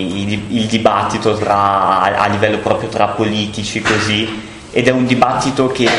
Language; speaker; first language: Italian; native; Italian